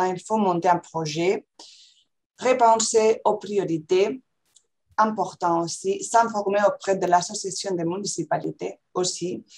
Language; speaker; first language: French; non-native, fluent; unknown